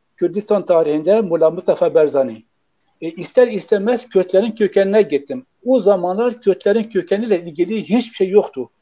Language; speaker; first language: Turkish; non-native, local second language; Kurdish